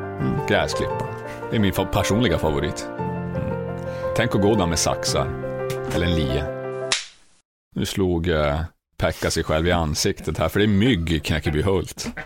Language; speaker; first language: Swedish; native; Swedish